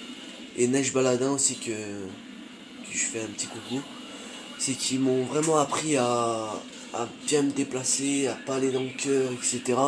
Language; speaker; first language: French; native; French